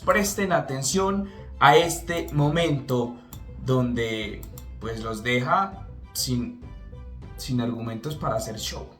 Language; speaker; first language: Spanish; native; Spanish